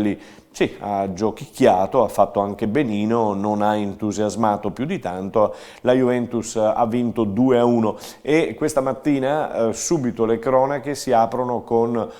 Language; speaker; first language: Italian; native; Italian